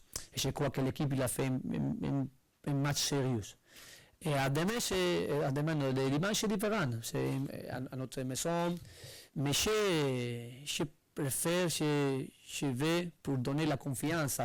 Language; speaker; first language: French; non-native, learner; Spanish